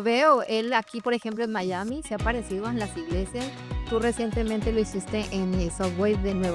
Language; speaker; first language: Spanish; native; Spanish